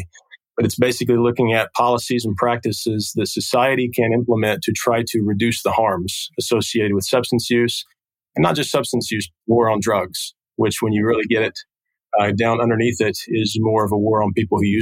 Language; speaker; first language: English; native; English